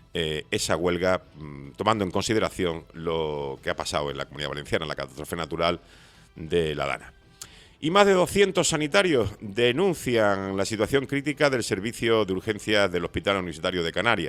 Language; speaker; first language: Spanish; native; Spanish